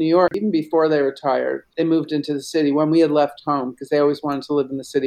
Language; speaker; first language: English; native; English